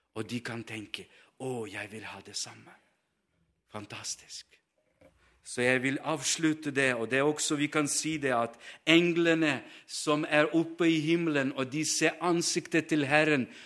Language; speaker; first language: Norwegian; non-native, fluent; Ukrainian